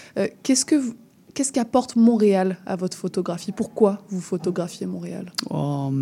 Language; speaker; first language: French; native; French